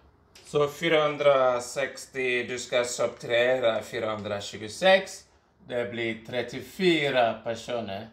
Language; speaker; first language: Swedish; non-native, fluent; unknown